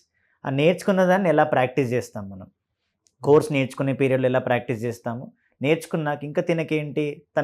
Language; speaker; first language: Telugu; native; Telugu